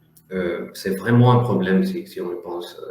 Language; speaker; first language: French; non-native, fluent; Spanish